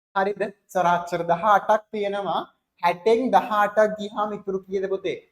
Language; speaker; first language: Sinhala; non-native, local second language; Tamil